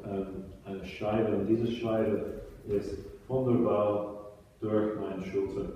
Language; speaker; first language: German; non-native, fluent; English